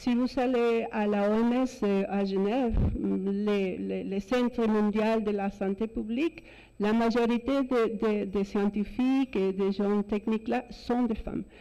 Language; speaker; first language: French; non-native, fluent; Spanish